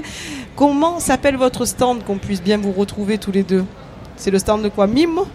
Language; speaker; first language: French; native; French